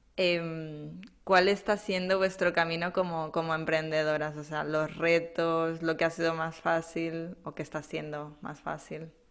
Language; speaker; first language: Spanish; native; Spanish